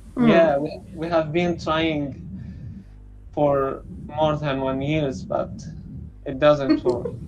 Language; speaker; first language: English; non-native, learner; Arabic